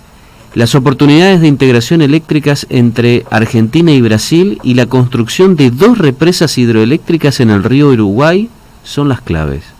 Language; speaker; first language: Spanish; native; Spanish